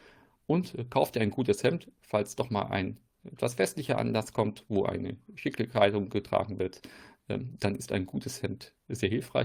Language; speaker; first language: German; native; German